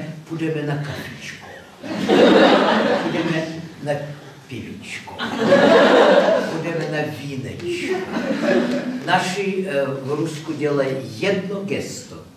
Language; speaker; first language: Czech; non-native, learner; Russian